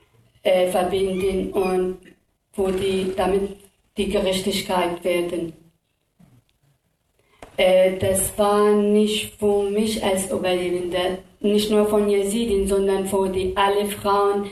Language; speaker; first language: German; non-native, learner; Kurdish